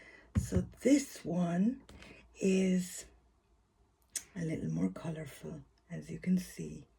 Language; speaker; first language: English; native; English